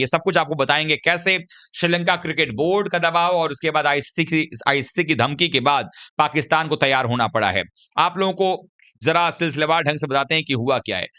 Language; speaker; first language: Hindi; native; Hindi